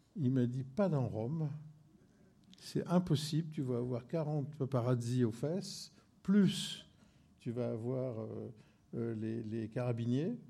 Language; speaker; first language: French; native; French